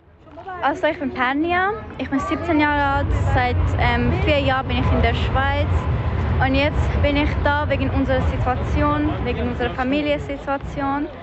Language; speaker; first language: German; early bilingual, other home language; Persian